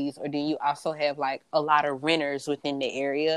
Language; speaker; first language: English; native; English